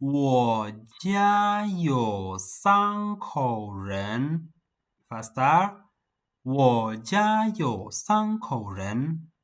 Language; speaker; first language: Chinese; non-native, fluent; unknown